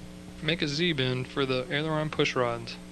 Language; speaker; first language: English; native; English